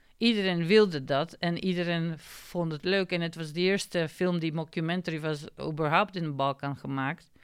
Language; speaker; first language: Dutch; non-native, fluent; Macedonian